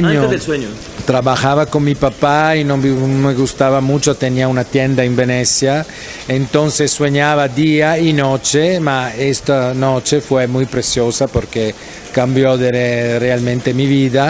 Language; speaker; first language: Spanish; non-native, fluent; Italian